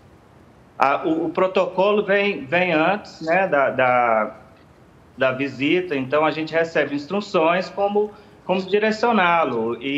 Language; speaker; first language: Portuguese; native; Portuguese